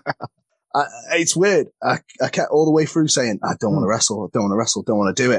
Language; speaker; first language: English; native; English